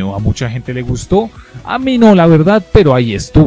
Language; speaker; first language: Spanish; native; Spanish